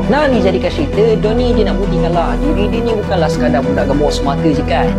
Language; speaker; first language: Malay; native; Malay